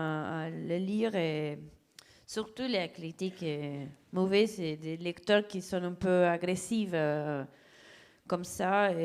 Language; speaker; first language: French; non-native, fluent; Spanish